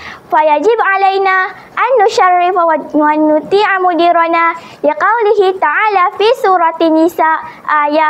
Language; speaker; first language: Arabic; non-native, learner; Malay